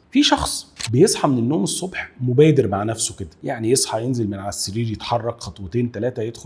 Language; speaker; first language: Arabic; native; Arabic